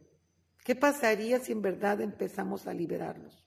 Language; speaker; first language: Spanish; native; Spanish